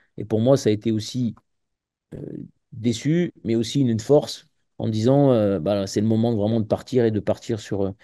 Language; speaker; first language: French; native; French